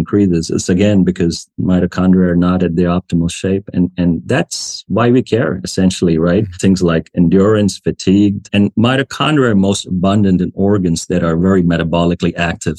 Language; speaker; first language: English; non-native, local second language; Hindi